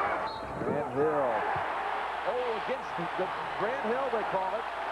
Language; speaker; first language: English; native; English